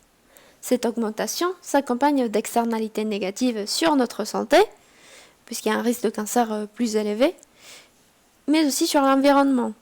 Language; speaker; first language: French; non-native, fluent; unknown